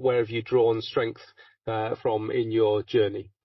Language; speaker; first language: English; native; English